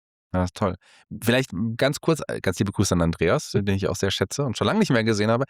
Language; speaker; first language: German; native; German